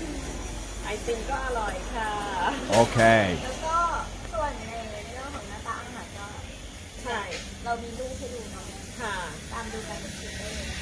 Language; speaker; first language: Thai; native; Thai